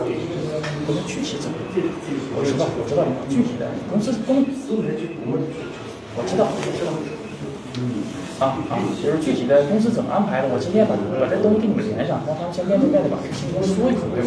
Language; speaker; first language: Chinese; native; Chinese